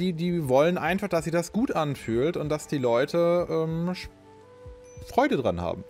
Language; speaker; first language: German; native; German